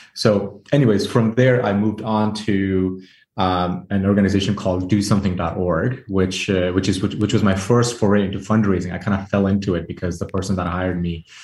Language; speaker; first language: English; early bilingual, other home language; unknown